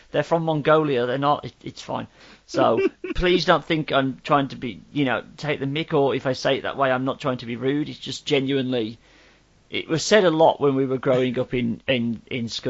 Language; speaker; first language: English; native; English